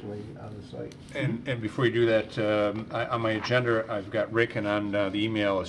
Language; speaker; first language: English; non-native, fluent; German